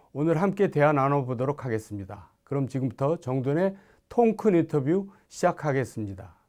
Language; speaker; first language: Korean; native; Korean